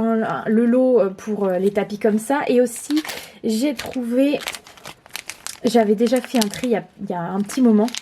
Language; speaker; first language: French; native; French